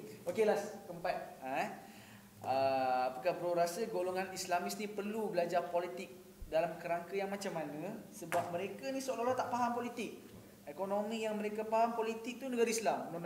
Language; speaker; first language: Malay; native; Malay